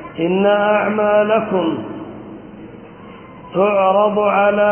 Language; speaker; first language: Arabic; native; Arabic